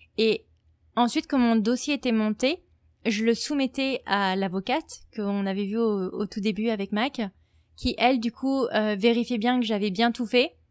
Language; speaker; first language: French; native; French